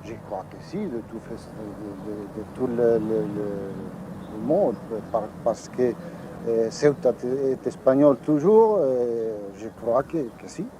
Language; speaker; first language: French; non-native, learner; Spanish